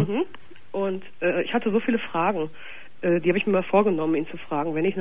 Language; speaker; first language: German; native; German